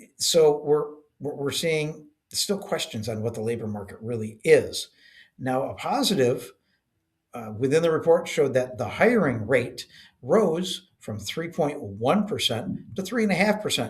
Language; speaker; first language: English; native; English